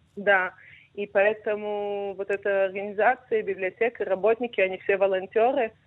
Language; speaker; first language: Russian; non-native, fluent; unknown